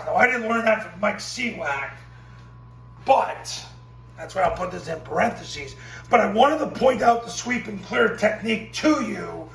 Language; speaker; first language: English; native; English